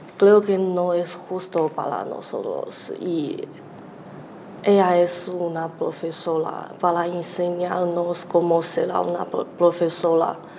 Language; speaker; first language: Spanish; non-native, learner; Chinese